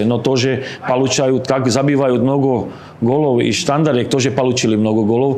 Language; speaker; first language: Russian; non-native, learner; Slovak